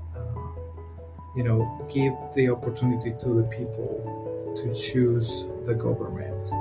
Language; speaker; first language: English; non-native, fluent; Spanish